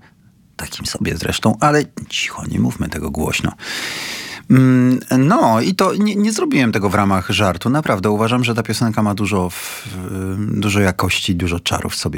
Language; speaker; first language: Polish; native; Polish